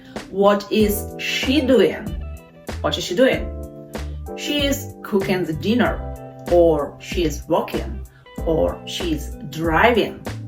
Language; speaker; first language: English; non-native, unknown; Ukrainian